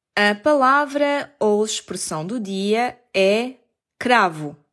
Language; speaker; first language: Portuguese; native; Portuguese